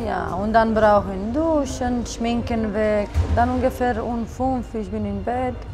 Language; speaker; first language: German; non-native, learner; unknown